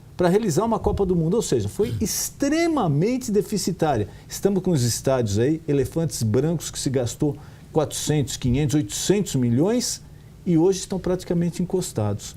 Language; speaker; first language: Portuguese; native; Portuguese